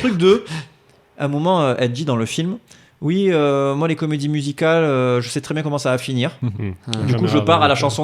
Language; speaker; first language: French; native; French